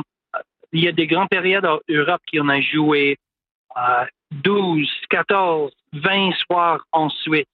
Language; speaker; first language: French; non-native, local second language; English